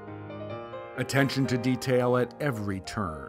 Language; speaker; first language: English; native; English